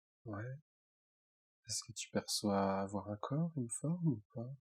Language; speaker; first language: French; native; French